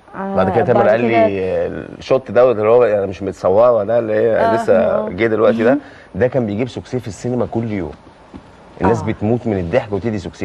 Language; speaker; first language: Arabic; native; Arabic